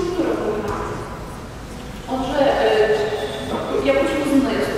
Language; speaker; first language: Ukrainian; native; Ukrainian